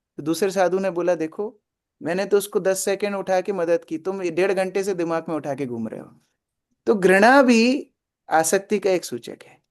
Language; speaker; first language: Hindi; native; Hindi